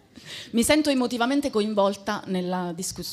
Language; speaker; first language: Italian; native; Italian